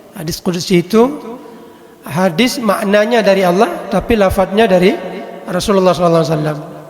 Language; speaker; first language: Malay; non-native, local second language; Achinese